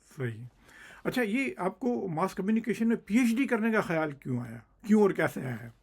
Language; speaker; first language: Urdu; native; Urdu